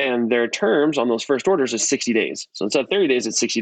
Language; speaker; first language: English; native; English